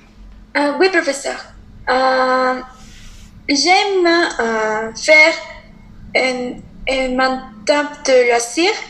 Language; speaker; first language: French; non-native, learner; Spanish